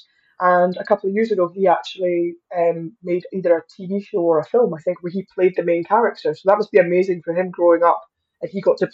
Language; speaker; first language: English; native; English